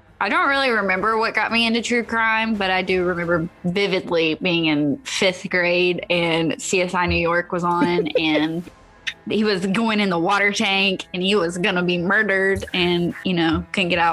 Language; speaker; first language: English; native; English